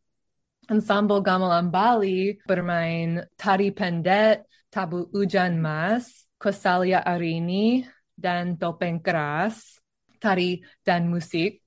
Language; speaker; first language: Indonesian; non-native, learner; English